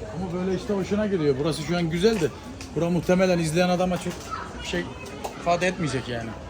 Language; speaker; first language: Turkish; native; Turkish